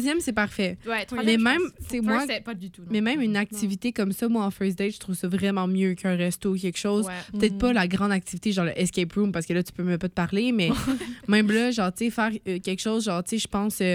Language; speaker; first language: French; native; French